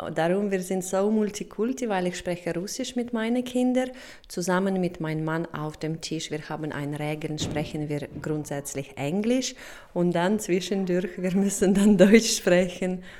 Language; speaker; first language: German; non-native, learner; Russian